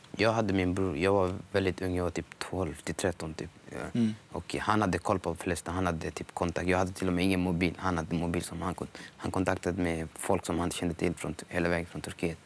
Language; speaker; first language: Swedish; non-native, fluent; Somali